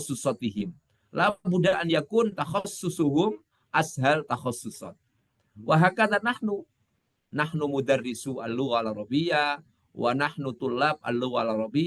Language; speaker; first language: Arabic; non-native, fluent; Indonesian